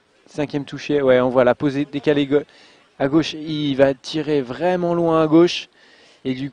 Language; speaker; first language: French; native; French